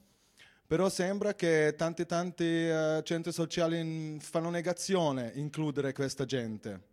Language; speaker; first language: Italian; non-native, fluent; German